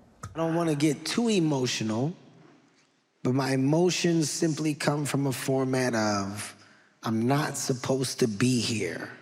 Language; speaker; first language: English; native; English